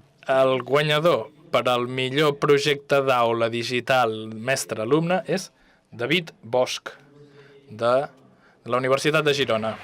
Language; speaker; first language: Catalan; non-native, fluent; English